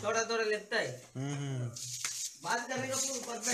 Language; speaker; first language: Hindi; non-native, local second language; Kannada